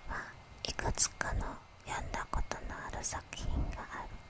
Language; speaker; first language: Japanese; non-native, fluent; Indonesian